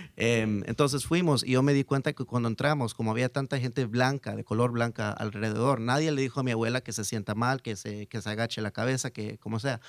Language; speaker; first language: Spanish; early bilingual, heritage; Spanish